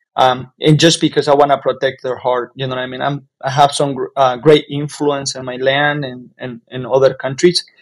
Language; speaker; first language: English; non-native, fluent; Spanish